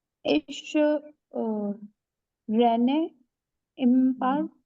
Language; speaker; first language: German; non-native, learner; Hindi